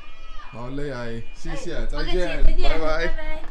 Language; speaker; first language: Chinese; non-native, learner; Chechen